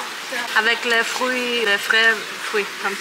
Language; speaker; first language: French; non-native, learner; Italian